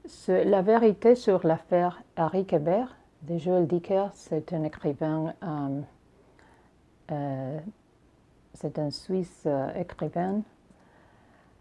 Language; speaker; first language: French; non-native, learner; English